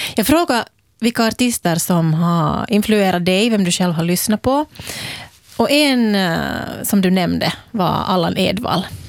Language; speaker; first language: Swedish; native; Swedish